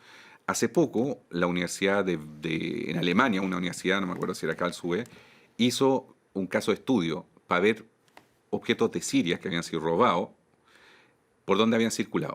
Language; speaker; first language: Spanish; native; Spanish